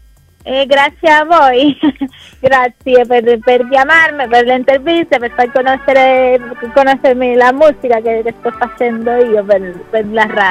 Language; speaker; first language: Italian; non-native, fluent; Spanish